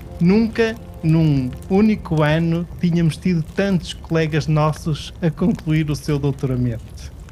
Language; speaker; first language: Portuguese; early bilingual, heritage; Portuguese